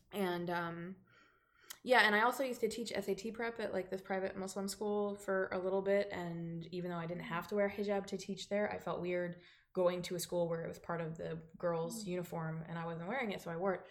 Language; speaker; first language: English; native; English